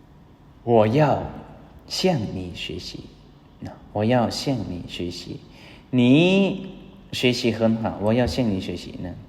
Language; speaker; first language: Chinese; non-native, fluent; Lao